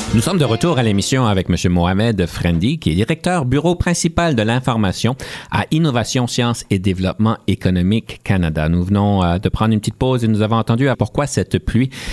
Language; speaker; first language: French; native; French